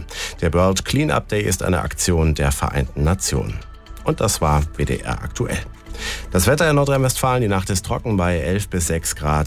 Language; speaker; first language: German; native; German